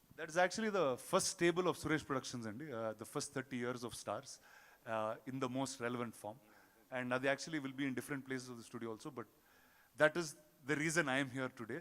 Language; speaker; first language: English; non-native, local second language; Telugu